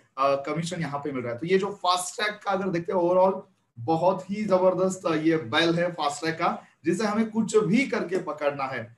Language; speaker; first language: Hindi; non-native, local second language; Marathi